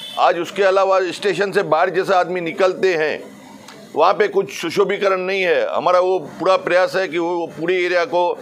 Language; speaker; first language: Hindi; non-native, local second language; Sindhi